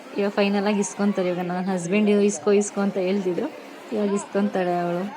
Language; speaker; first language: Kannada; non-native, local second language; Lambadi